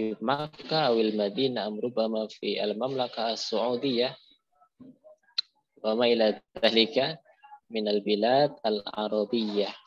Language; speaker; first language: Arabic; non-native, fluent; Indonesian